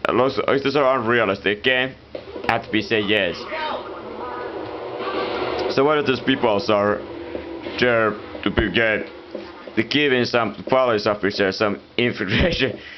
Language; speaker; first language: English; non-native, fluent; Italian